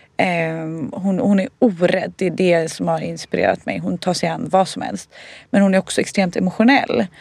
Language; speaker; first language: Swedish; early bilingual, other home language; Bosnian